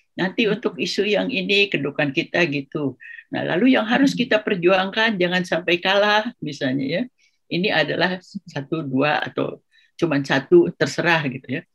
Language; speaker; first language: Indonesian; non-native, local second language; Sundanese